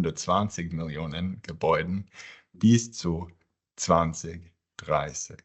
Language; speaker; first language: German; non-native, fluent; English